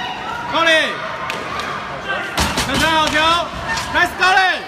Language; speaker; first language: Chinese; native; Chinese